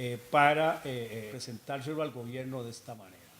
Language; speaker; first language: Spanish; native; Spanish